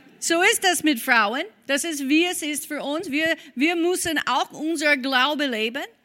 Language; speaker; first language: German; non-native, fluent; English